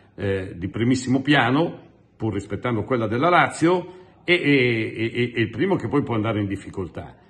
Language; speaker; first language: Italian; native; Italian